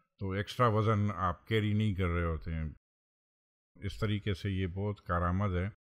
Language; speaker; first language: Urdu; non-native, local second language; Pashto